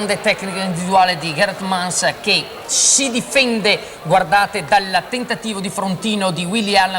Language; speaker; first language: Italian; native; Italian